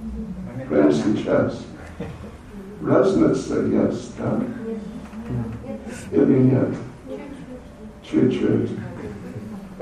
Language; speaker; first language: Russian; non-native, learner; English